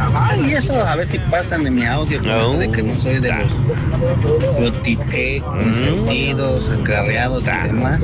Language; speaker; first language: Spanish; native; Spanish